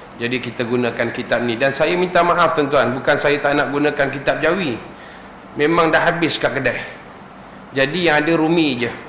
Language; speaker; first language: Malay; native; Malay